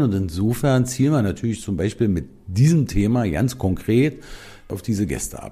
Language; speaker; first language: German; native; German